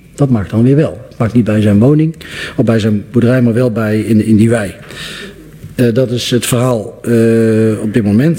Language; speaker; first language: Dutch; native; Dutch